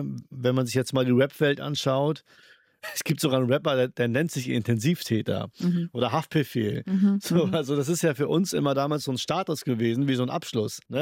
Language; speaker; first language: German; early bilingual, other home language; Urdu